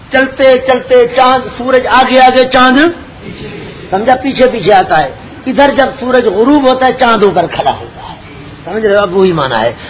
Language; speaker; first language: Urdu; non-native, local second language; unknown